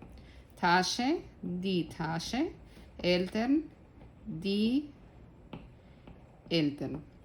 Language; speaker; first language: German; non-native, fluent; Spanish